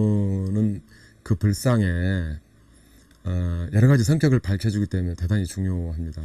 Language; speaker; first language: Korean; native; Korean